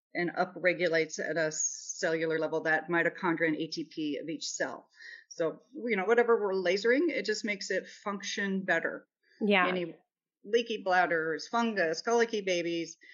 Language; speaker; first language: English; native; English